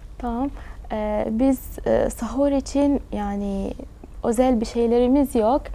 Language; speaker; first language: Turkish; early bilingual, other home language; Arabic